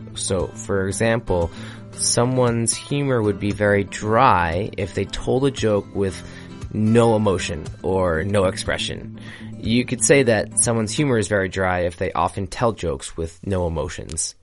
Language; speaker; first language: English; native; English